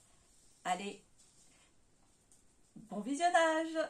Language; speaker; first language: French; native; French